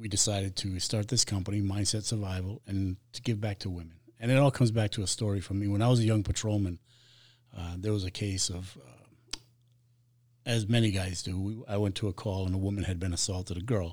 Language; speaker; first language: English; native; English